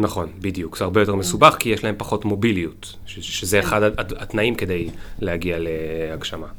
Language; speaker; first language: Hebrew; native; Hebrew